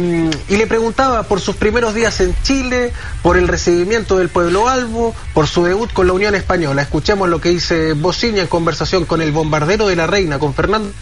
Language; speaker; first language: Spanish; native; Spanish